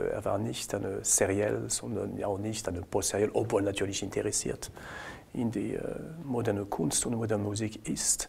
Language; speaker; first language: German; non-native, fluent; French